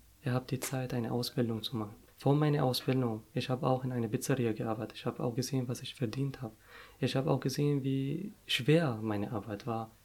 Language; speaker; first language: German; non-native, fluent; Arabic